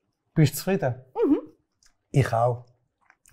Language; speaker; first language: German; native; German